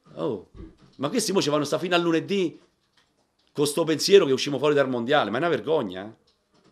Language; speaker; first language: Italian; native; Italian